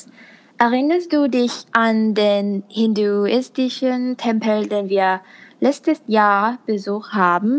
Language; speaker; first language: German; non-native, fluent; Thai